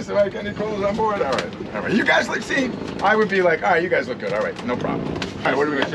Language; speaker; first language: English; native; English